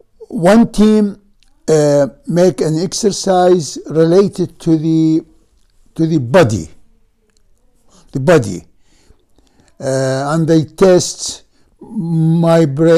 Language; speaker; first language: English; non-native, fluent; Arabic